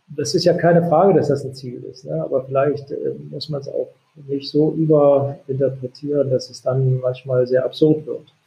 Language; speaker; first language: German; native; German